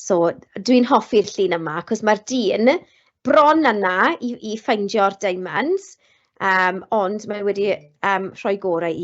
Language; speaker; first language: Welsh; non-native, local second language; English